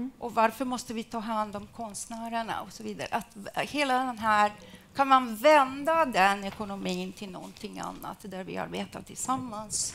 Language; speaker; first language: Swedish; non-native, fluent; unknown